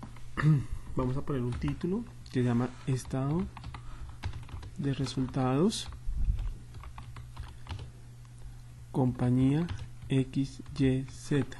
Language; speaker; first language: Spanish; native; Spanish